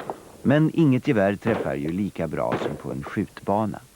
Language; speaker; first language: Swedish; native; Swedish